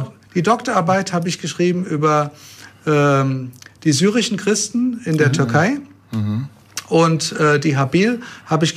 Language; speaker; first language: German; native; German